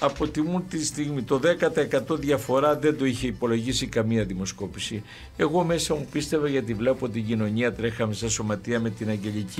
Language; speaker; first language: Greek; native; Greek